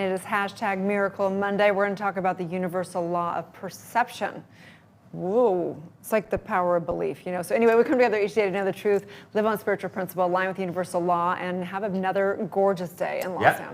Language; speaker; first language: English; native; English